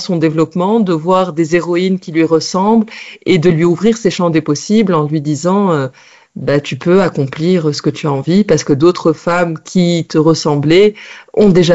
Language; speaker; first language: French; non-native, local second language; Arabic